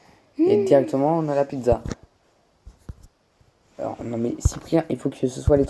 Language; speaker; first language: French; native; French